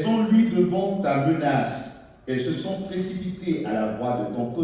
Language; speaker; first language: French; non-native, local second language; Haitian Creole